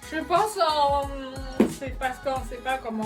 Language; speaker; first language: French; non-native, learner; Chinese